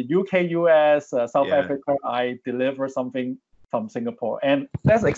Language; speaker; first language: English; non-native, local second language; Cantonese